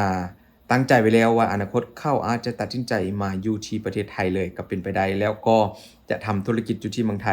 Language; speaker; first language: Thai; non-native, local second language; Northeastern Thai